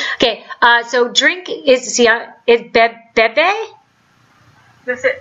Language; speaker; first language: English; native; English